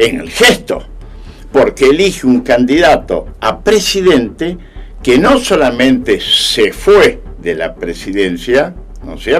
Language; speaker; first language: Spanish; native; Spanish